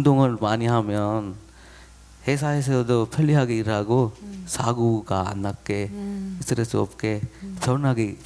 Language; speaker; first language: Korean; non-native, learner; Sinhala